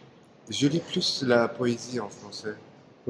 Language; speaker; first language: French; non-native, fluent; Turkish